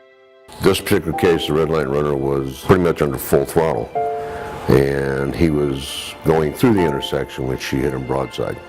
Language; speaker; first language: English; native; English